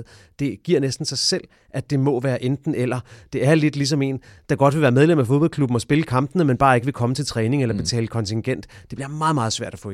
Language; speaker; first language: Danish; native; Danish